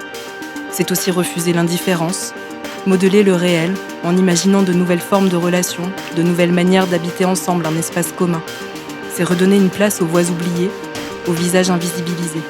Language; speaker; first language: French; native; French